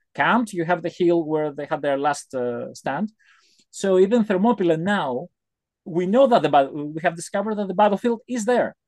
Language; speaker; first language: English; non-native, fluent; Greek